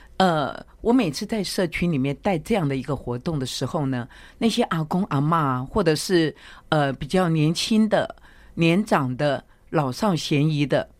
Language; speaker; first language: Chinese; native; Chinese